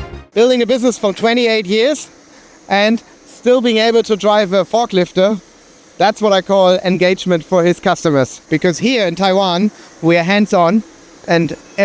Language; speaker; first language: English; non-native, fluent; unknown